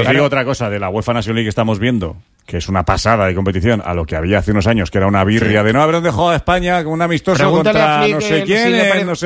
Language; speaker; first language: Spanish; native; Spanish